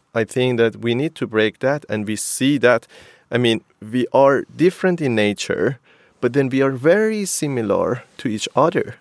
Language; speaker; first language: English; non-native, fluent; Persian